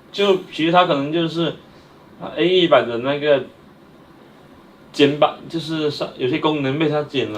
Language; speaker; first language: Chinese; native; Chinese